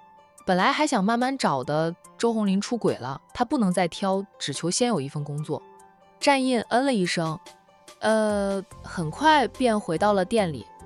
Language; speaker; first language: Chinese; native; Chinese